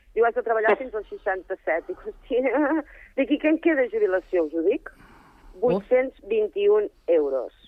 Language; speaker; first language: Catalan; native; Catalan